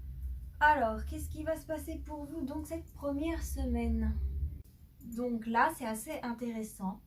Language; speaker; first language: French; native; French